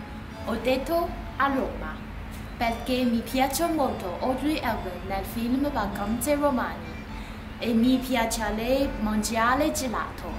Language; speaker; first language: Italian; non-native, learner; Chinese